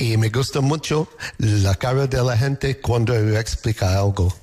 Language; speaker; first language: Spanish; non-native, learner; English